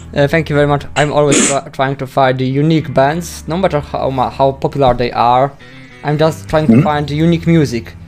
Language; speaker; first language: English; non-native, fluent; Polish